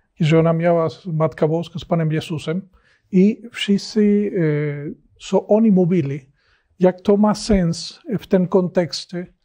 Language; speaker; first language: Polish; non-native, learner; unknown